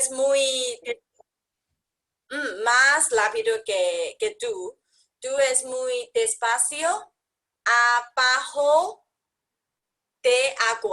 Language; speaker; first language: Spanish; non-native, learner; English